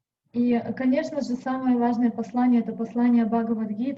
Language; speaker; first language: Russian; native; Russian